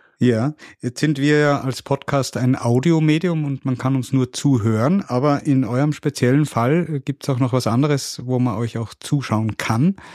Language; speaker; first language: German; native; German